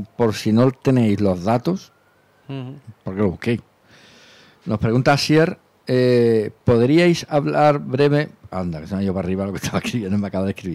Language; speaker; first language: Spanish; native; Spanish